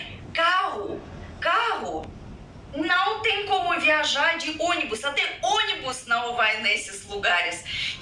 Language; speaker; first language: Portuguese; non-native, fluent; Russian